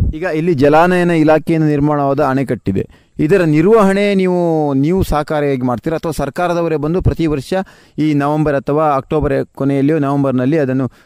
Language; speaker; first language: Kannada; native; Kannada